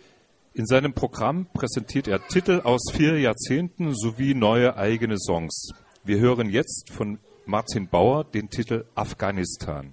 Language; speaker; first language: German; native; German